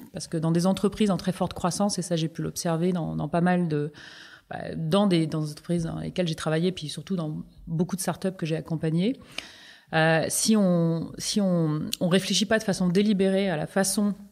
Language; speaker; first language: French; native; French